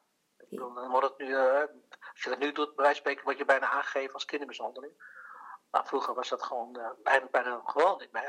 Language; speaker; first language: Dutch; early bilingual, other home language; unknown